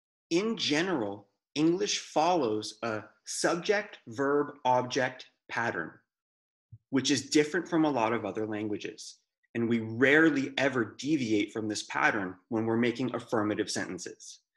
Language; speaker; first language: English; native; English